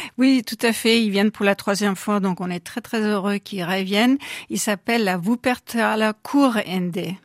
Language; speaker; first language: French; non-native, fluent; German